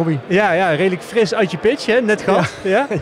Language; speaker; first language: Dutch; native; Dutch